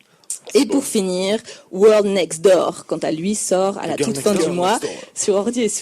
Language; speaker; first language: French; native; French